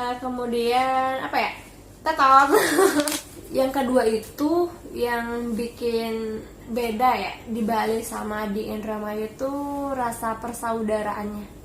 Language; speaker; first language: Indonesian; native; Indonesian